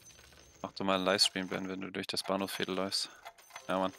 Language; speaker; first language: German; native; German